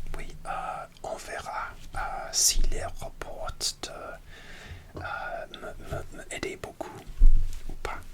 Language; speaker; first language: French; non-native, learner; English